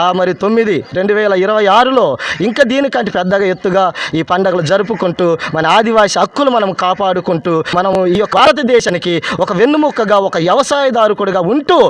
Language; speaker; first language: Telugu; non-native, local second language; Koya